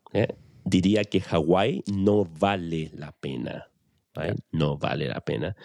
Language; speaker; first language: English; non-native, fluent; Spanish